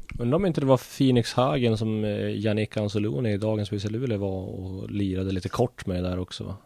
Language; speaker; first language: Swedish; native; Swedish